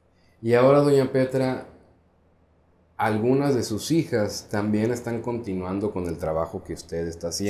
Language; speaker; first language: Spanish; native; Spanish